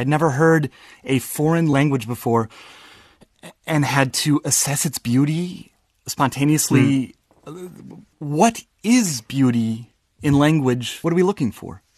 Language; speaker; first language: English; native; English